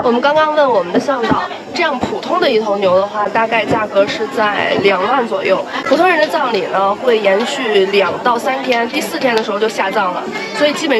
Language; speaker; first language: Chinese; native; Chinese